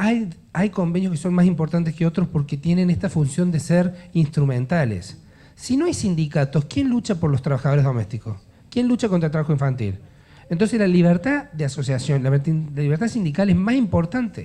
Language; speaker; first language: Spanish; native; Spanish